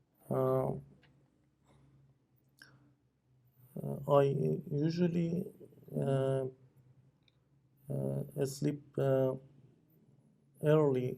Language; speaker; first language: English; non-native, learner; Persian